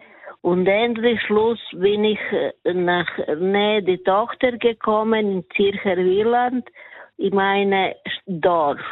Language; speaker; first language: German; non-native, learner; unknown